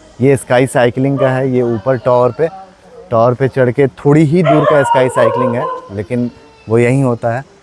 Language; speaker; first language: Hindi; native; Hindi